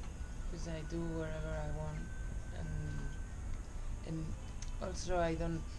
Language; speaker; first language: English; non-native, learner; Spanish